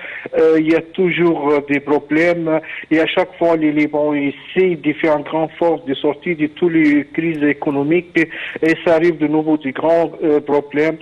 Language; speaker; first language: French; non-native, fluent; Arabic